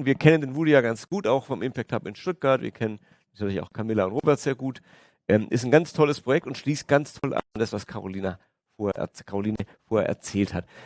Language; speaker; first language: German; native; German